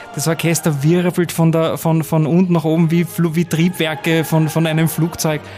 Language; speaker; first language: German; native; German